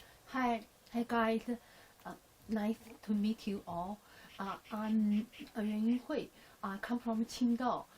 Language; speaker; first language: English; non-native, learner; Chinese